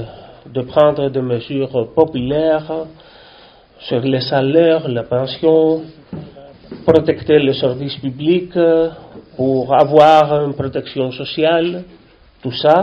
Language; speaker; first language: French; non-native, learner; Greek